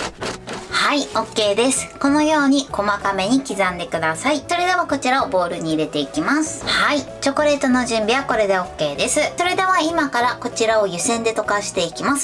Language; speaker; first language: Japanese; native; Japanese